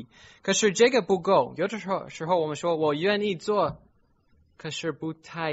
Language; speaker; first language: Chinese; non-native, fluent; English